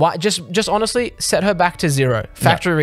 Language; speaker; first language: English; native; English